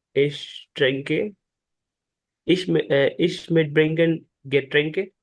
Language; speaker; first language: German; non-native, learner; Urdu